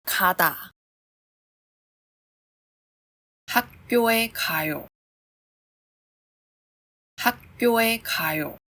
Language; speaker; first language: Korean; non-native, fluent; Chinese